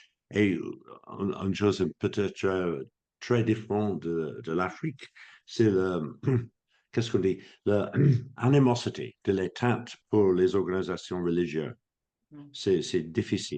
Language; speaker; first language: French; non-native, fluent; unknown